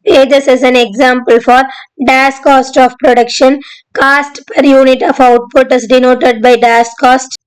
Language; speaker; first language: English; non-native, local second language; Tamil